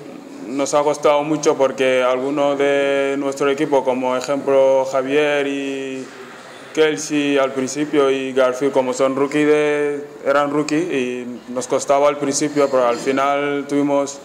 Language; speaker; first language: Spanish; non-native, fluent; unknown